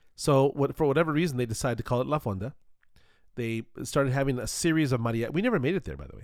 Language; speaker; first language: English; early bilingual, other home language; Spanish